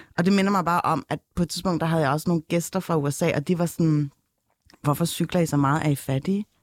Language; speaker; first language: Danish; early bilingual, other home language; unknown